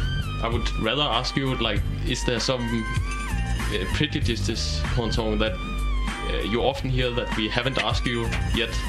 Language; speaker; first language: English; non-native, fluent; Danish